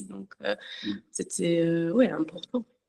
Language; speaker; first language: French; non-native, learner; English